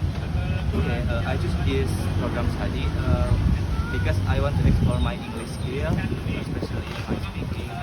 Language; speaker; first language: English; non-native, learner; Indonesian